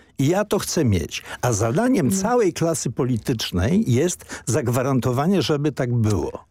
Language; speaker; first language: Polish; native; Polish